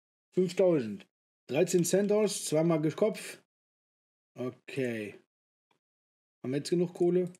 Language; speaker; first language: German; native; German